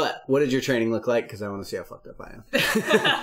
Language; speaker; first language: English; native; English